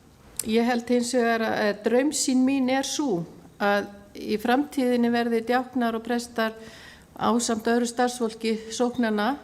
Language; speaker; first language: Icelandic; native; Icelandic